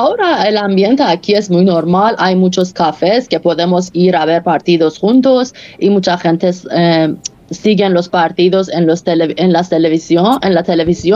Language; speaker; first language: Spanish; non-native, fluent; Persian